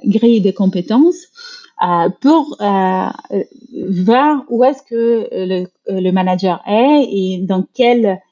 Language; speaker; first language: French; non-native, fluent; Portuguese